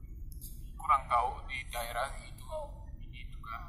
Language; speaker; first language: Indonesian; non-native, learner; Dutch